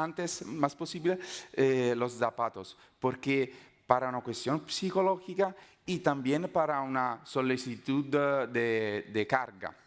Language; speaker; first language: Spanish; non-native, fluent; Italian